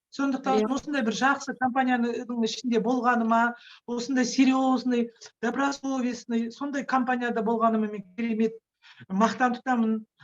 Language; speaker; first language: Kazakh; non-native, local second language; Russian